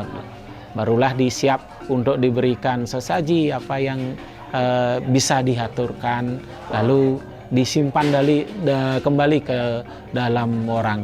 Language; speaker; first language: Indonesian; native; Indonesian